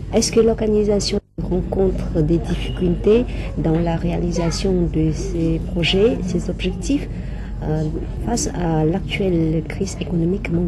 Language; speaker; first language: French; non-native, fluent; Vietnamese